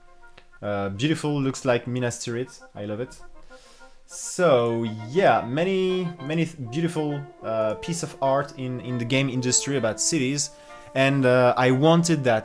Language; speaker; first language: English; non-native, fluent; French